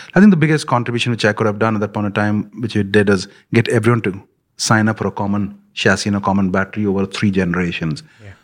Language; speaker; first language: English; non-native, local second language; Punjabi